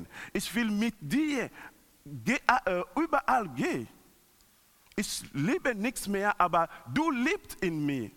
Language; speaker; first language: German; non-native, learner; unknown